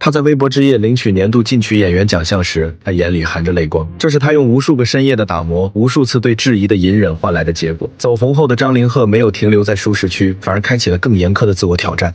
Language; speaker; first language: Chinese; native; Chinese